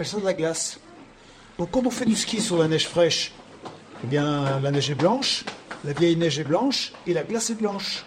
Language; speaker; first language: French; native; French